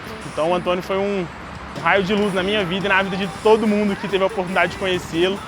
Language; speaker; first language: Portuguese; native; Portuguese